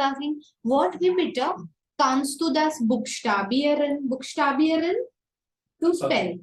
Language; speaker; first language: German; non-native, fluent; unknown